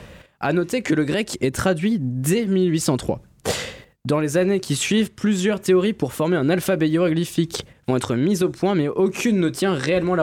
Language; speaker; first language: French; native; French